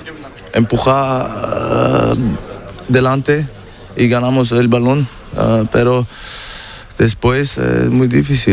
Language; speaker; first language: Spanish; non-native, learner; German